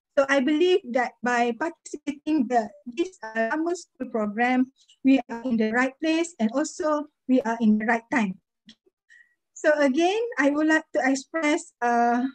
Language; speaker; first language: English; non-native, fluent; Malay